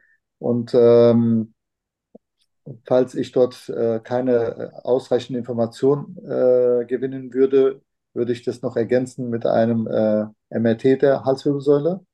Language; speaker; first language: German; non-native, fluent; Turkish